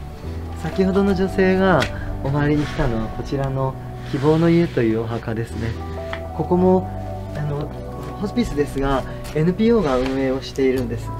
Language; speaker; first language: Japanese; native; Japanese